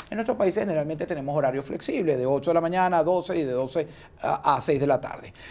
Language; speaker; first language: Spanish; native; Spanish